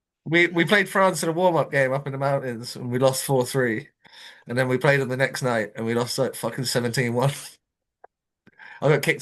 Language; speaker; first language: English; native; English